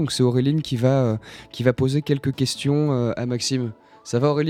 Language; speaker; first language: French; native; French